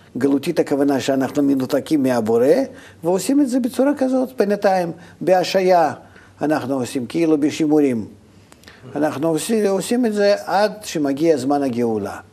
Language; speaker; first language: Hebrew; non-native, fluent; Russian